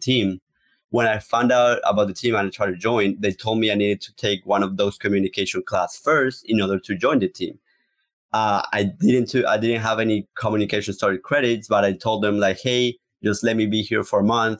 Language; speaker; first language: English; non-native, fluent; Spanish